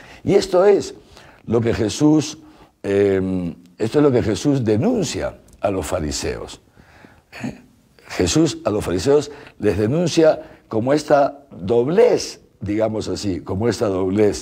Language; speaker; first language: Spanish; native; Spanish